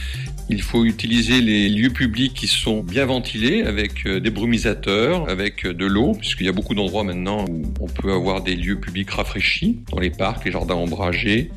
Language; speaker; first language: French; native; French